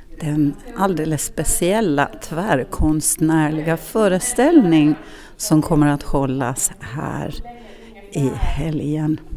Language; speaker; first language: Swedish; native; Swedish